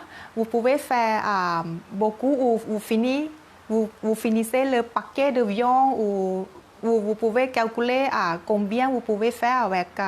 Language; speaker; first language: French; non-native, learner; Thai